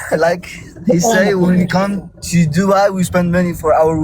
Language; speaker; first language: English; non-native, learner; Amharic